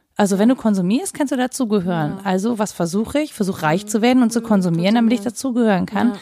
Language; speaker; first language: German; native; German